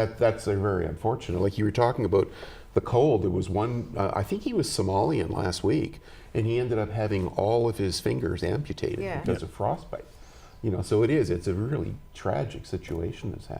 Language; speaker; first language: English; native; English